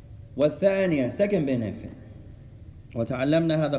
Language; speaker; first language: Arabic; non-native, fluent; English